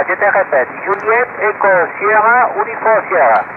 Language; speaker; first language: French; non-native, learner; Spanish